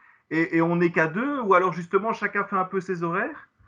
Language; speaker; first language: French; native; French